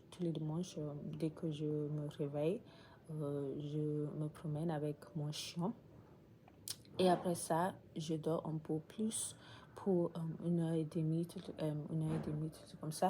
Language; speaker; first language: French; non-native, learner; English